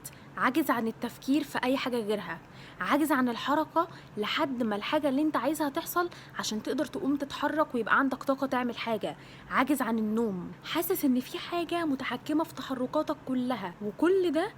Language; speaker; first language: Arabic; native; Arabic